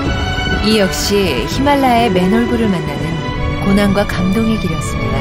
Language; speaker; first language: Korean; native; Korean